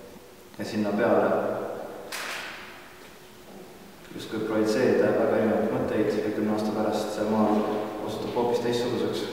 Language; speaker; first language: Estonian; native; Estonian